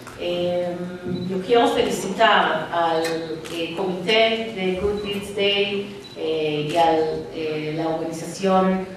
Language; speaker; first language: Spanish; non-native, fluent; Hebrew